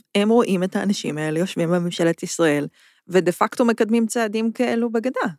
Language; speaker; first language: Hebrew; native; Hebrew